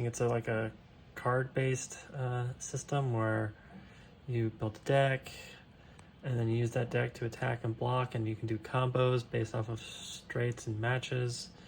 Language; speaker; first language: English; native; English